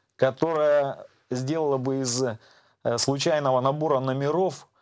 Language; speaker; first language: Russian; native; Russian